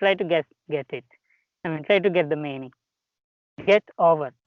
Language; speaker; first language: English; non-native, local second language; Telugu